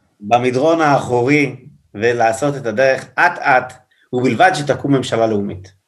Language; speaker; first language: Hebrew; native; Hebrew